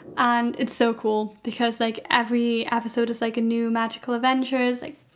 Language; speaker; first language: English; non-native, fluent; German